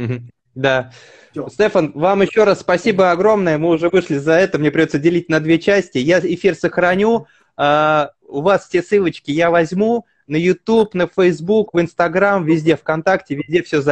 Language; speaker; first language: Russian; native; Russian